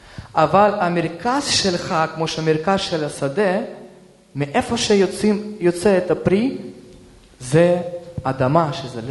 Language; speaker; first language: Hebrew; early bilingual, other home language; Russian